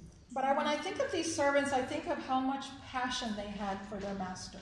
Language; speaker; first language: English; native; English